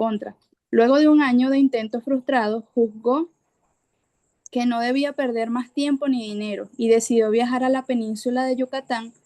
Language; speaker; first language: Spanish; native; Spanish